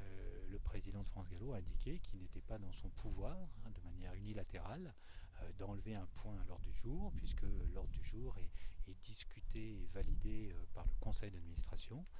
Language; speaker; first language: French; native; French